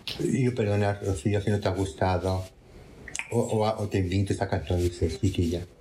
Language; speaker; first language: Spanish; native; Spanish